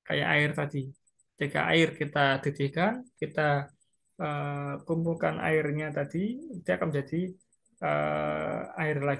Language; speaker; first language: Indonesian; native; Indonesian